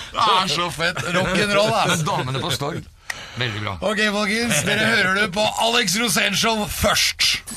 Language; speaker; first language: Norwegian; native; Norwegian